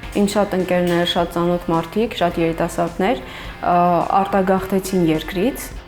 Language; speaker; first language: Armenian; native; Armenian